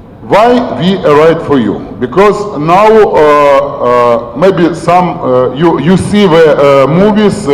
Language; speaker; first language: English; non-native, learner; Ukrainian